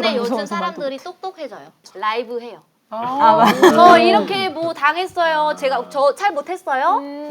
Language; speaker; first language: Korean; non-native, fluent; Vietnamese